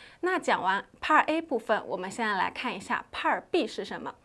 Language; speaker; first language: Chinese; native; Chinese